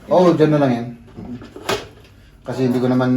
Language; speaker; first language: Filipino; native; Filipino